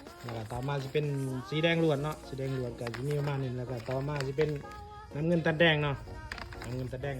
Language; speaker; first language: Thai; non-native, local second language; Lao